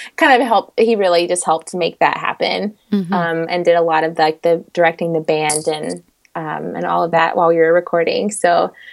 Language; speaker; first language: English; native; English